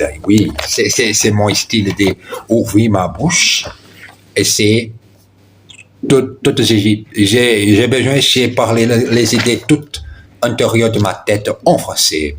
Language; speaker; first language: French; non-native, learner; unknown